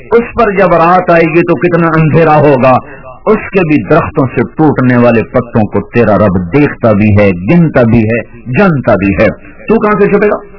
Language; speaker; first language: Urdu; non-native, local second language; Punjabi